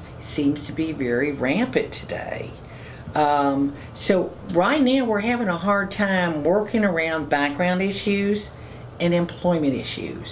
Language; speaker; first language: English; native; English